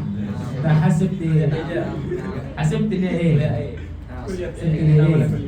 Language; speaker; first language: Arabic; non-native, fluent; Indonesian